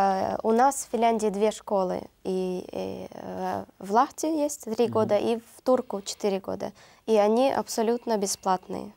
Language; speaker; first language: Russian; non-native, learner; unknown